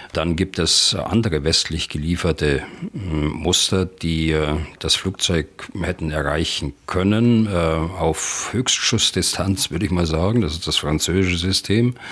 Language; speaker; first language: German; native; German